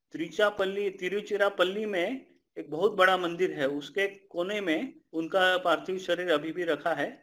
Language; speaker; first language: Hindi; non-native, fluent; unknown